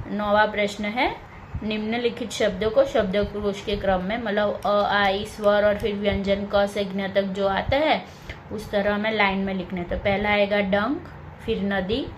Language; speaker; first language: Hindi; non-native, local second language; Gujarati